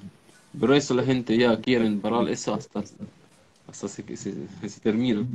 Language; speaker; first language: Spanish; non-native, learner; Arabic